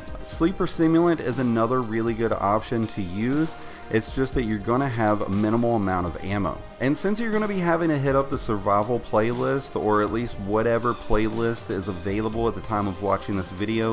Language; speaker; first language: English; native; English